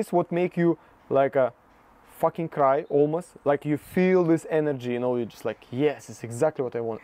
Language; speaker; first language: English; non-native, fluent; Russian